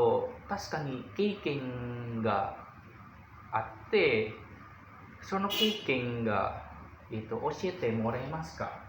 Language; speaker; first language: Japanese; non-native, learner; Indonesian